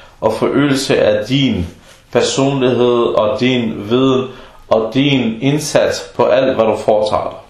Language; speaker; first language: Danish; early bilingual, other home language; Arabic